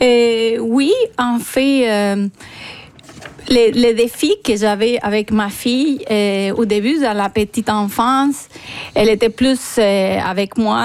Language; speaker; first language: French; non-native, fluent; Spanish